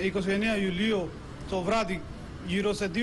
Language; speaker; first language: Greek; non-native, learner; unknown